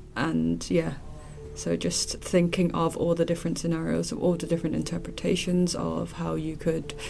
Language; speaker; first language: English; non-native, local second language; Cantonese